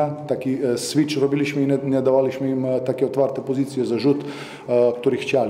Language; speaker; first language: Polish; non-native, fluent; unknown